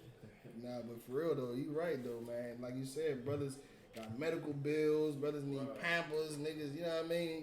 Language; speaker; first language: English; native; English